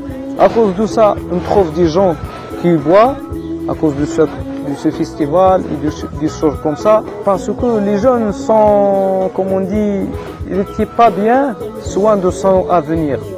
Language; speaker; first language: French; non-native, learner; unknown